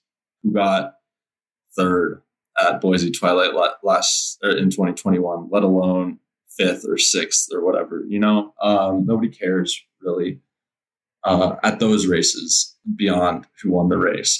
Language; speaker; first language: English; native; English